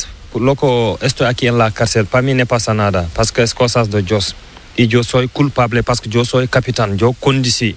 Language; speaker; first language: Spanish; non-native, learner; Fula